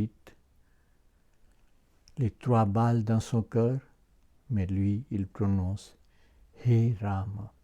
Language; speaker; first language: French; non-native, fluent; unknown